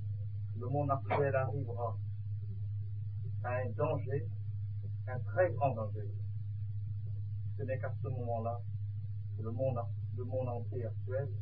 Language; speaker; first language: French; non-native, fluent; Vietnamese